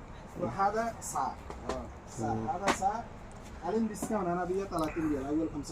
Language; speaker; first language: Arabic; non-native, learner; Bangla